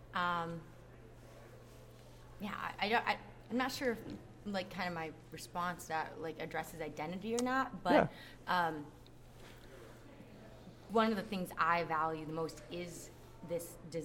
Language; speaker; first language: English; native; English